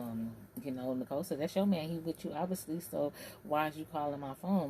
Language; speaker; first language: English; native; English